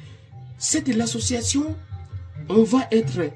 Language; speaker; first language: French; non-native, local second language; Bambara